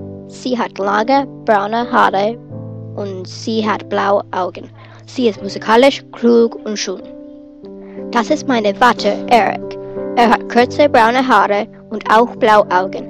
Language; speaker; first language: German; non-native, learner; English